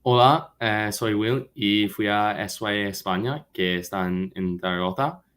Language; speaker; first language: Spanish; non-native, fluent; English